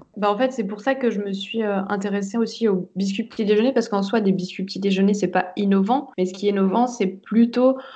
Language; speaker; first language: French; native; French